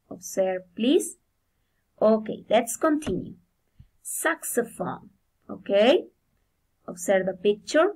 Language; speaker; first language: English; non-native, fluent; Spanish